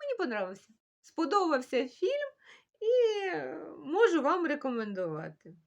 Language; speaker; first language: Ukrainian; non-native, local second language; Russian